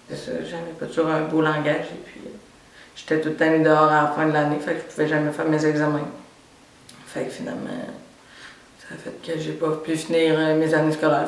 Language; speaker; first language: French; native; French